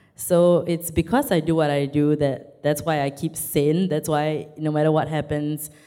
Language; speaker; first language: English; native; English